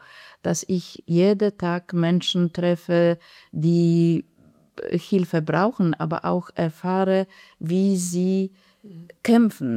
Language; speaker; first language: German; non-native, fluent; Polish